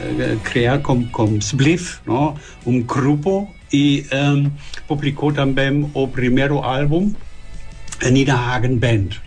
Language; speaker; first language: Spanish; non-native, fluent; German